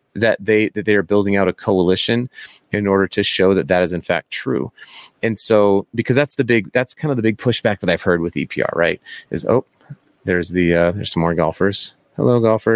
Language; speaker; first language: English; native; English